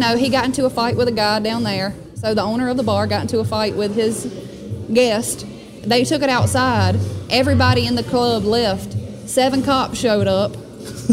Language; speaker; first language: English; native; English